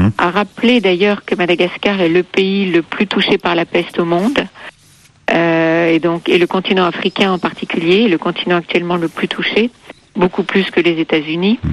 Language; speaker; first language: French; native; French